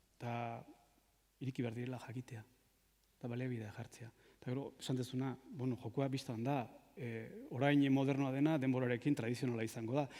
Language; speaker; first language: Basque; native; Basque